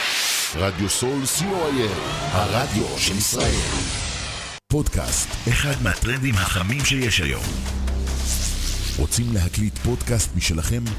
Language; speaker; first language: Hebrew; native; Hebrew